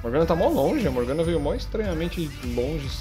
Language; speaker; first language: Portuguese; native; Portuguese